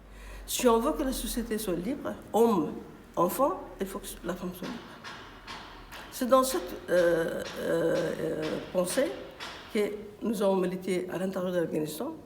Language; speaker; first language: French; non-native, fluent; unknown